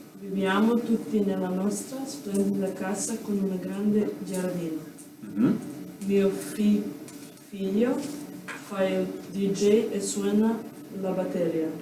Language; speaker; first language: Italian; non-native, learner; Russian